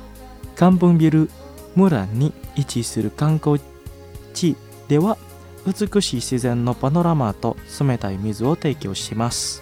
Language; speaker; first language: Japanese; non-native, fluent; Indonesian